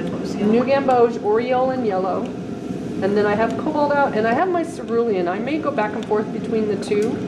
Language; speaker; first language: English; native; English